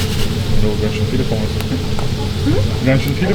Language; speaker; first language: German; native; German